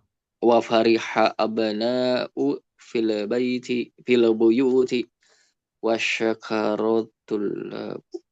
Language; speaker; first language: Arabic; non-native, learner; Indonesian